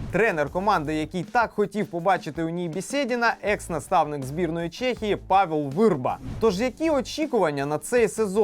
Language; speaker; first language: Ukrainian; native; Ukrainian